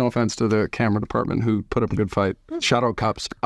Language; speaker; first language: English; native; English